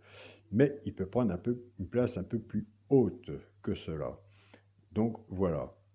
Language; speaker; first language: French; native; French